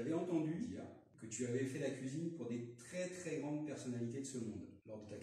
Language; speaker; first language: French; native; French